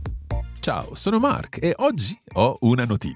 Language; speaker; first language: Italian; non-native, fluent; English